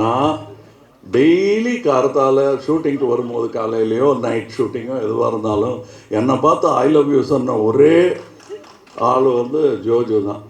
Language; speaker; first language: Tamil; native; Tamil